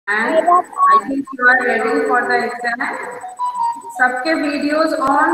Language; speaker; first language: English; non-native, local second language; Hindi